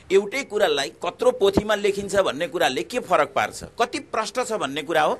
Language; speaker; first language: Nepali; native; Nepali